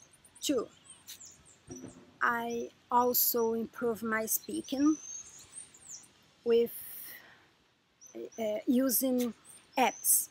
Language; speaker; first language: English; non-native, learner; Portuguese